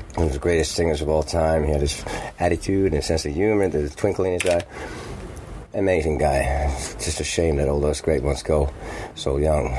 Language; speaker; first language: English; non-native, fluent; Finnish